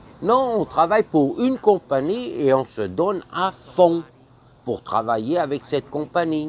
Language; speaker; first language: French; non-native, fluent; English